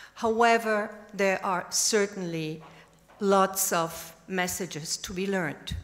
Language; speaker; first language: English; non-native, fluent; German